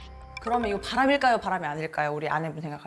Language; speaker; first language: Korean; native; Korean